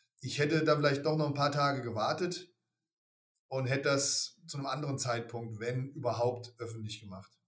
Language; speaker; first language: German; native; German